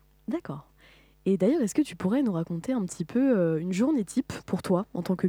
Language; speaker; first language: French; native; French